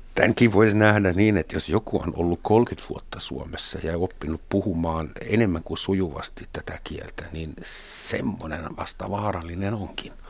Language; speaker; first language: Finnish; non-native, fluent; German